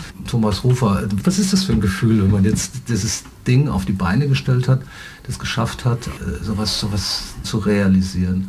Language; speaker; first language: German; native; German